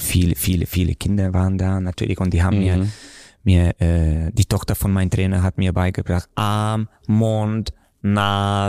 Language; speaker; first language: German; non-native, fluent; Romanian